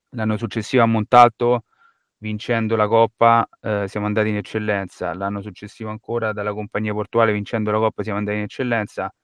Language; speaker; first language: Italian; native; Italian